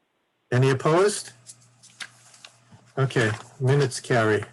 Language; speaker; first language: English; native; English